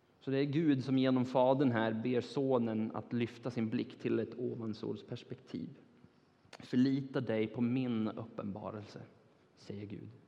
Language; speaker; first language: Swedish; non-native, fluent; Turkish